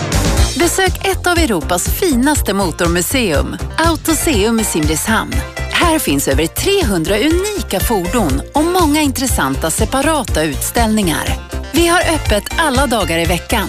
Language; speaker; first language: Swedish; native; Swedish